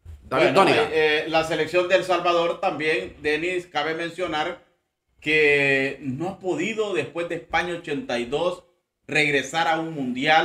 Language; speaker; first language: Spanish; native; Spanish